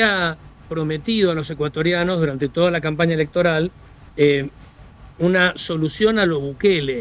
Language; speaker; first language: Spanish; native; Spanish